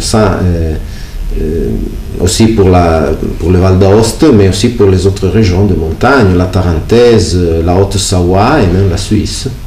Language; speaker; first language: French; non-native, local second language; Italian